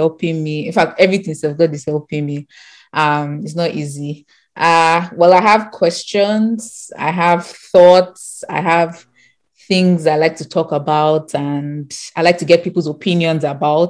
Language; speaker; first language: English; non-native, local second language; Yoruba